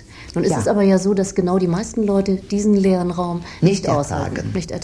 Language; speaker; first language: German; native; German